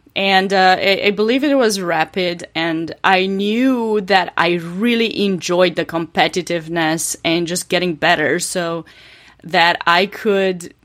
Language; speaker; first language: English; non-native, fluent; Romanian